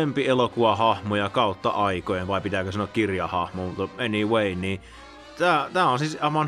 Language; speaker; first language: Finnish; native; Finnish